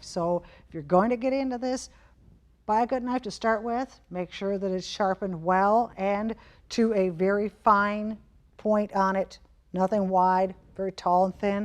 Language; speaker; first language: English; native; English